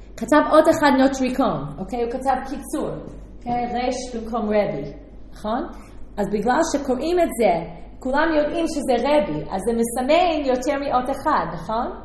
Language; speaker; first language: Hebrew; non-native, fluent; English